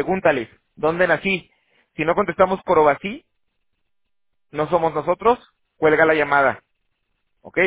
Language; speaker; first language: Spanish; native; Spanish